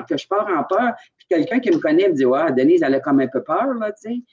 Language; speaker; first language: French; native; French